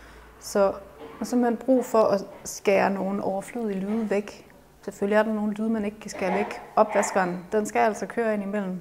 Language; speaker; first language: Danish; native; Danish